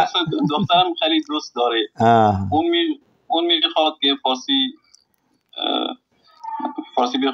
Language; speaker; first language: Persian; non-native, learner; Urdu